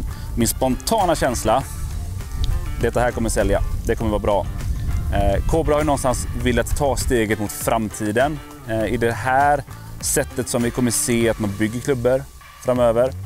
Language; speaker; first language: Swedish; native; Swedish